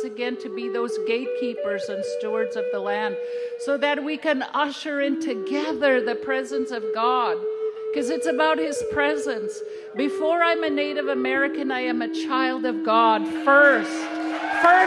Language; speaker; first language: English; non-native, fluent; Cree